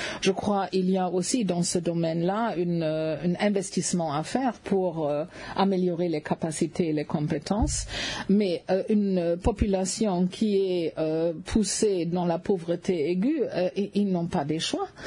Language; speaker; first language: French; non-native, fluent; German